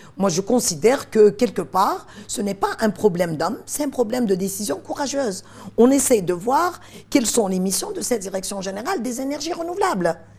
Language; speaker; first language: French; non-native, local second language; Arabic